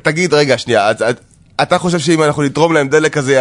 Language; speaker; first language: Hebrew; native; Hebrew